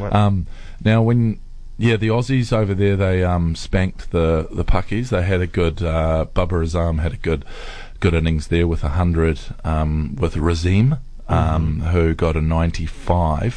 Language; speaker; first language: English; native; English